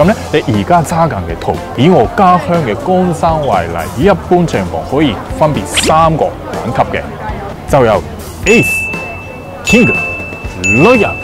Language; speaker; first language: Chinese; non-native, fluent; Japanese